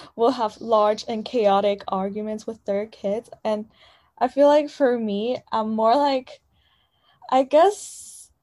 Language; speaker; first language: English; non-native, fluent; Chinese